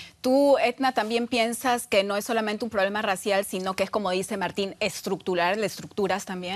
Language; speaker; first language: Spanish; native; Spanish